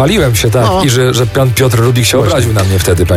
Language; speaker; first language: Polish; native; Polish